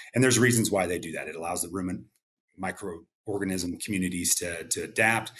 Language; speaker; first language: English; native; English